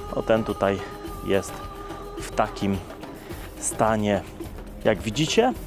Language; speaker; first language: Polish; native; Polish